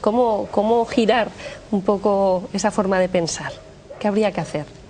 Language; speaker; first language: Spanish; native; Spanish